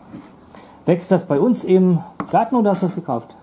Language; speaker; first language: German; native; German